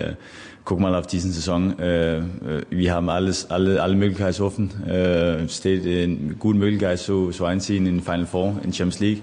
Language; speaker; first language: German; non-native, fluent; Danish